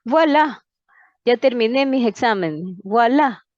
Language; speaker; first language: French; non-native, fluent; Spanish